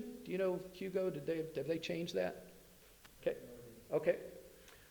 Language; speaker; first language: English; native; English